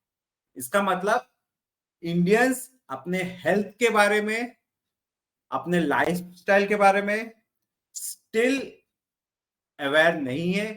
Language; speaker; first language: Hindi; native; Hindi